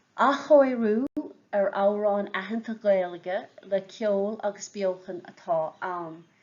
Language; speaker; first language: Irish; non-native, local second language; English